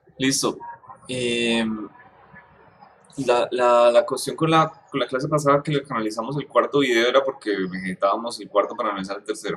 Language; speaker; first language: Spanish; native; Spanish